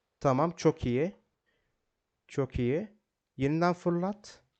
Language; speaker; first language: Turkish; native; Turkish